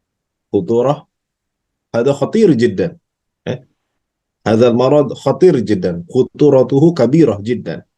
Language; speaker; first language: Arabic; non-native, fluent; Indonesian